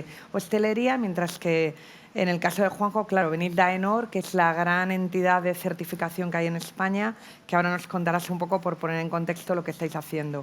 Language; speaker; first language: Spanish; native; Spanish